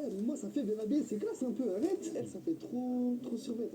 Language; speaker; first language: French; native; French